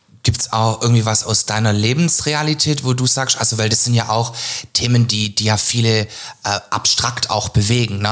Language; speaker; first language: German; native; German